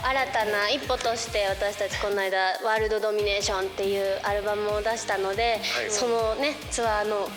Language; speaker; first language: Japanese; native; Japanese